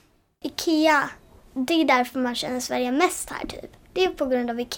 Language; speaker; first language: Swedish; early bilingual, heritage; Swedish